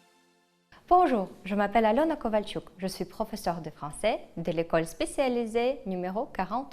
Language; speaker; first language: French; non-native, fluent; Ukrainian